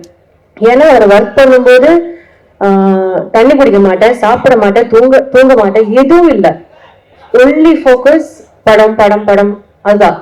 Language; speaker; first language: Tamil; non-native, learner; Malayalam